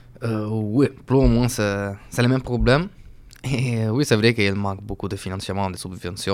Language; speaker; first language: French; non-native, fluent; Italian